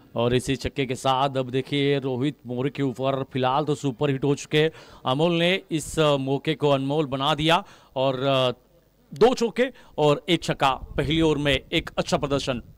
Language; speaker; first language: Hindi; non-native, local second language; Marathi